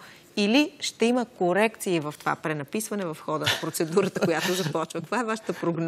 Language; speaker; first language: Bulgarian; native; Bulgarian